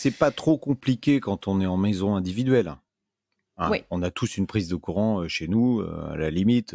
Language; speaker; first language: French; native; French